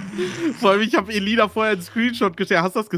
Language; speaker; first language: German; native; German